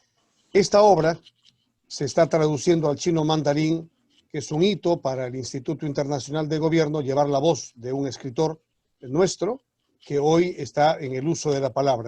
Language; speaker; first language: Spanish; native; Spanish